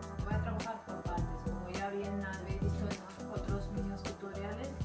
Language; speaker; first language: Spanish; non-native, fluent; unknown